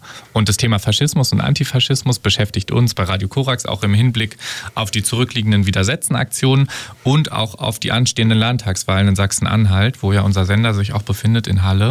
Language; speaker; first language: German; native; German